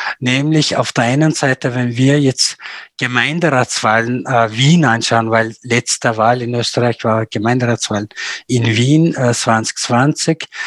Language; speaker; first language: German; non-native, fluent; Turkish